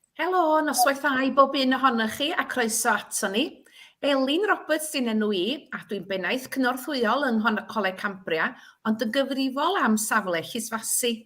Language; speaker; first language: Welsh; native; Welsh